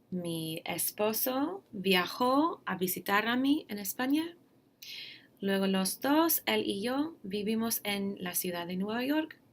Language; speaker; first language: Spanish; non-native, fluent; English